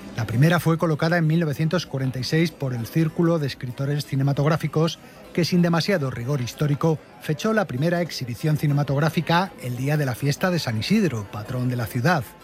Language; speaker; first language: Spanish; native; Spanish